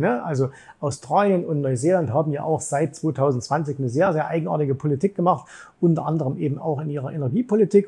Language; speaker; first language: German; native; German